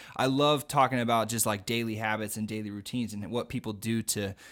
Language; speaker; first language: English; native; English